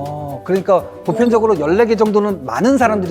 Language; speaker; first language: Korean; native; Korean